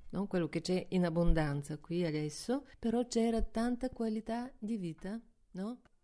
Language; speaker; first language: Italian; non-native, fluent; Bulgarian